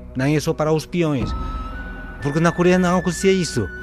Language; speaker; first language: Portuguese; non-native, fluent; Korean